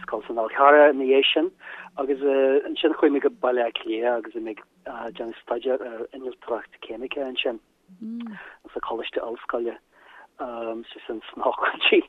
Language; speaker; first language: Irish; non-native, learner; German